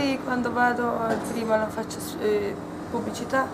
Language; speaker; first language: Italian; non-native, learner; Hungarian